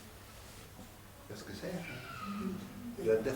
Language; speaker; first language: French; non-native, learner; English